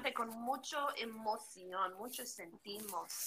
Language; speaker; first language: Spanish; non-native, learner; English